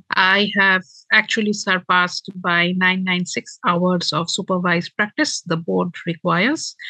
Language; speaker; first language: English; non-native, local second language; Bangla